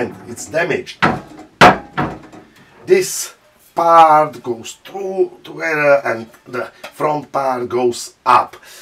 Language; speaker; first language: English; non-native, fluent; Czech